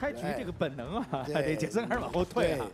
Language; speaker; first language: Chinese; native; Chinese